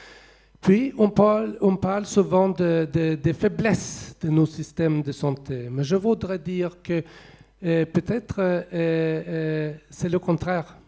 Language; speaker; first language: French; non-native, fluent; Swedish